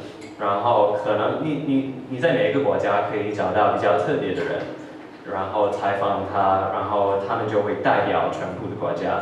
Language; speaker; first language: Chinese; early bilingual, heritage; English